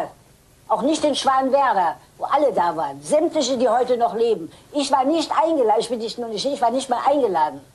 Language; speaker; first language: German; native; German